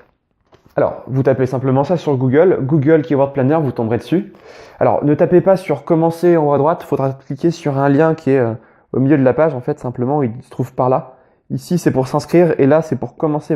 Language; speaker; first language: French; native; French